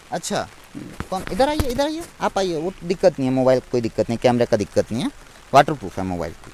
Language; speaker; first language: Hindi; native; Hindi